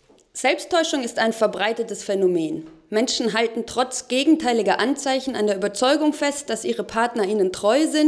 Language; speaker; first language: German; native; German